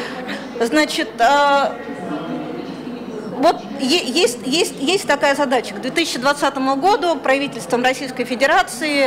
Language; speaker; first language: Russian; native; Russian